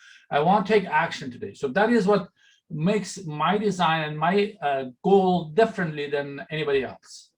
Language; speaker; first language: English; non-native, fluent; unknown